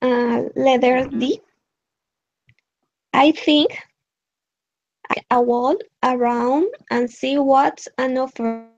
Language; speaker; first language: English; non-native, learner; Spanish